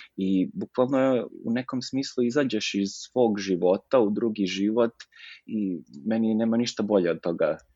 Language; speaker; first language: Serbian; early bilingual, heritage; Serbian